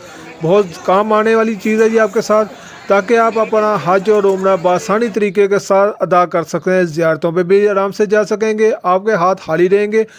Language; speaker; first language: Hindi; non-native, local second language; Punjabi